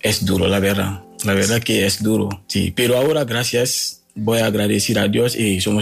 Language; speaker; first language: Spanish; non-native, learner; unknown